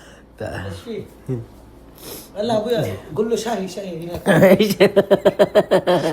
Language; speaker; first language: Arabic; non-native, learner; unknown